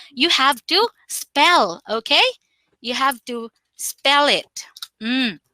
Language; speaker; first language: English; non-native, local second language; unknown